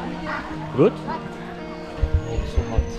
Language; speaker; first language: English; non-native, learner; Korean